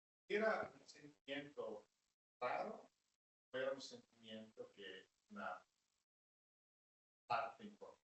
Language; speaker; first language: Spanish; non-native, fluent; Italian